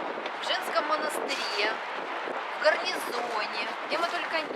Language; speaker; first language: Russian; native; Russian